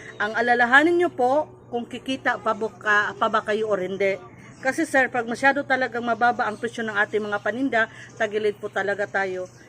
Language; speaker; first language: Filipino; non-native, local second language; Cebuano